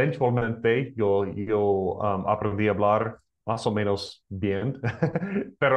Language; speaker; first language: Spanish; non-native, learner; English